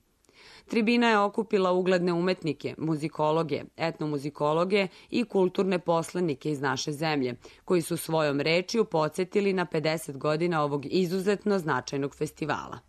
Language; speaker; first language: Serbian; native; Serbian